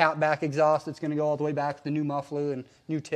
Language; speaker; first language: English; native; English